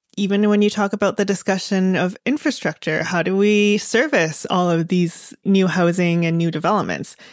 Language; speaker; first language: English; native; English